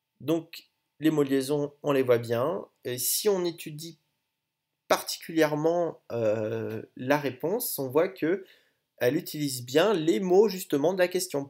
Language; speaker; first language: French; native; French